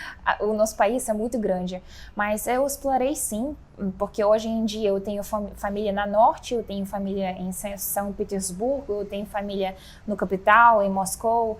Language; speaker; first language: Portuguese; non-native, fluent; Russian